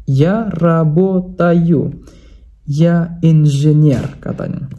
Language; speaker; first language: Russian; non-native, fluent; Indonesian